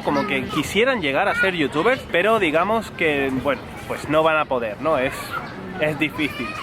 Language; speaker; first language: Spanish; native; Spanish